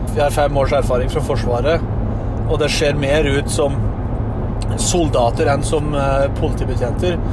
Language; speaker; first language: Norwegian; native; Norwegian